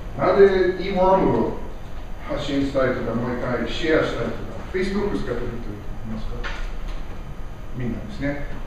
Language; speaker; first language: Japanese; non-native, learner; English